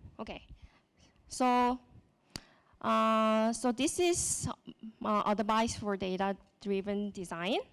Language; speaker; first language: English; non-native, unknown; Korean